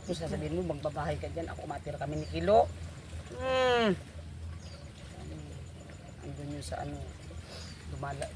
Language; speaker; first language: Filipino; native; Filipino